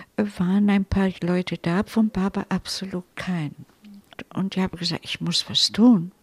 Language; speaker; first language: German; non-native, fluent; Italian